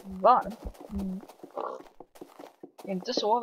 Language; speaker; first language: Swedish; early bilingual, heritage; Swedish